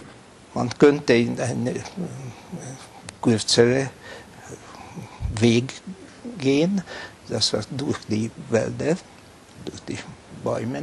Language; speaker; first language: German; non-native, fluent; Hungarian